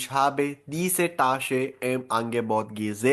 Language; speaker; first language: German; non-native, learner; Hindi